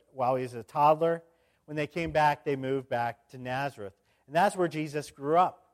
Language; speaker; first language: English; native; English